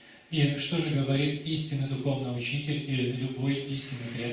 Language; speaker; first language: Russian; native; Russian